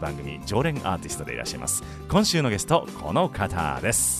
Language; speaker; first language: Japanese; native; Japanese